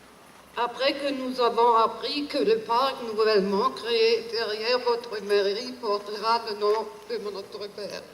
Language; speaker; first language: French; non-native, fluent; German